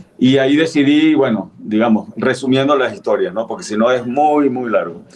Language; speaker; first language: Spanish; native; Spanish